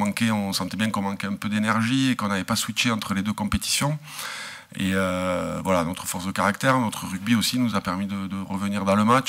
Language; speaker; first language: French; native; French